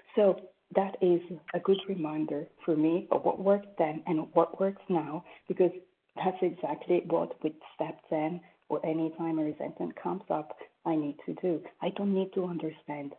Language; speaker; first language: English; non-native, fluent; French